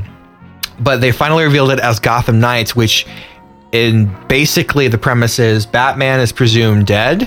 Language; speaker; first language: English; native; English